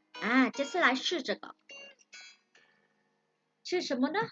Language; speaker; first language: Chinese; non-native, fluent; Thai